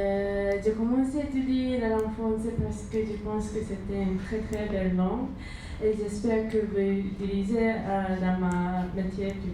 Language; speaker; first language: French; non-native, learner; Japanese